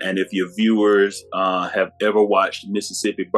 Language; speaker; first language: English; native; English